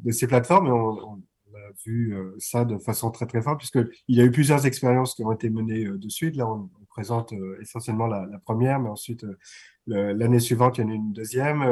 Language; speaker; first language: French; native; French